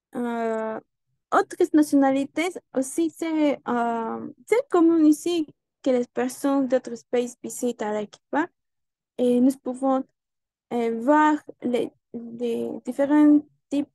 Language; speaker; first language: French; non-native, learner; Spanish